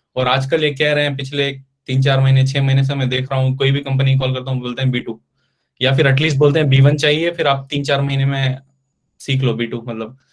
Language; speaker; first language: Hindi; non-native, local second language; Kannada